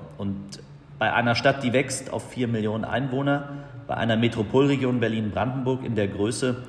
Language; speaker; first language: German; native; German